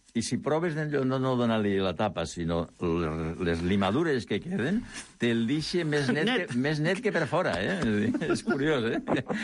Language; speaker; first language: Catalan; non-native, local second language; Spanish